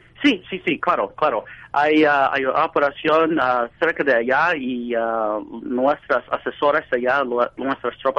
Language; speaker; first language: Spanish; non-native, fluent; English